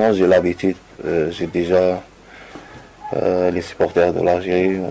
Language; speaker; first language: French; non-native, local second language; Arabic